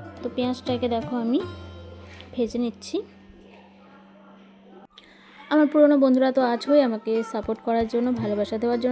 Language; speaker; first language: Bangla; native; Bangla